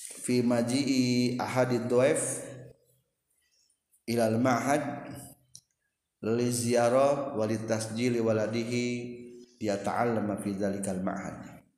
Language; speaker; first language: Arabic; non-native, fluent; Indonesian